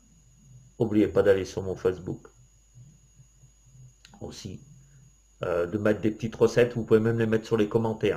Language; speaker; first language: French; native; French